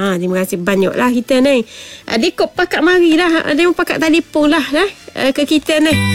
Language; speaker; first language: Malay; native; Malay